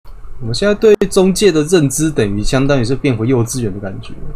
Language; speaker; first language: Chinese; native; Chinese